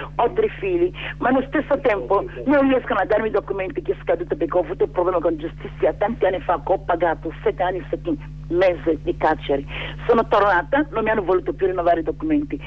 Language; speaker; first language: Italian; non-native, learner; Igbo